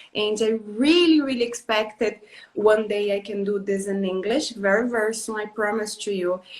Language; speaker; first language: English; non-native, learner; Portuguese